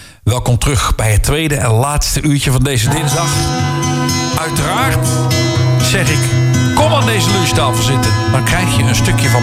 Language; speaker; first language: Dutch; native; Dutch